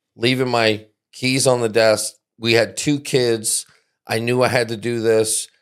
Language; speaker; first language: English; native; English